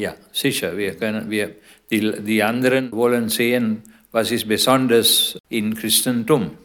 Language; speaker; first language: German; non-native, learner; Sinhala